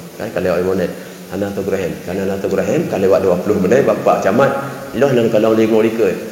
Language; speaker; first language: Malay; non-native, local second language; Achinese